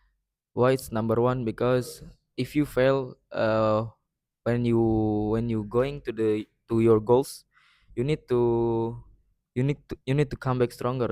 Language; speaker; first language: English; non-native, learner; Indonesian